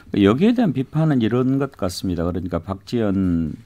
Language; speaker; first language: Korean; native; Korean